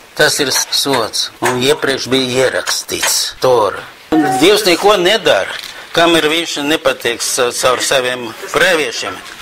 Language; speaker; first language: Latvian; non-native, local second language; Russian